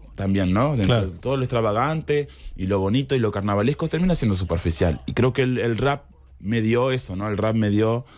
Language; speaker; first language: Spanish; native; Spanish